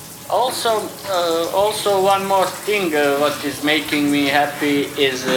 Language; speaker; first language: English; non-native, learner; Croatian